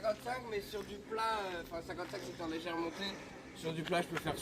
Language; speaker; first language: French; native; French